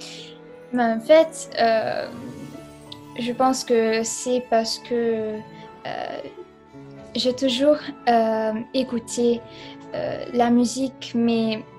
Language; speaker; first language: French; non-native, fluent; Italian